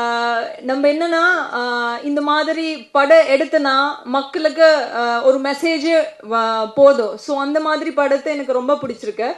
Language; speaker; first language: Tamil; non-native, fluent; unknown